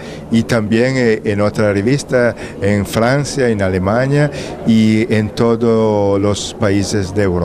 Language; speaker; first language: Spanish; non-native, fluent; Italian